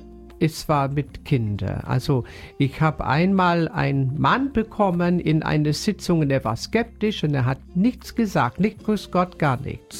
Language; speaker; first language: German; non-native, fluent; English